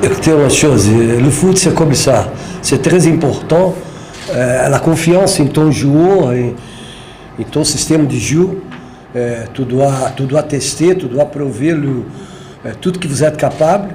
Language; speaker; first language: French; non-native, learner; Portuguese